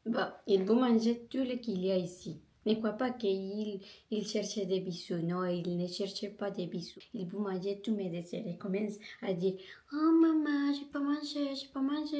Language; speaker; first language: French; non-native, learner; Spanish